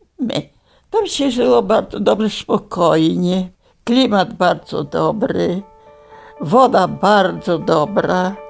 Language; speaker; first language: Polish; native; Polish